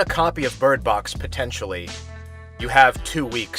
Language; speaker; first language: English; native; English